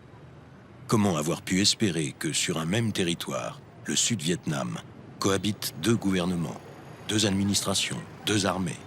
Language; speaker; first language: French; native; French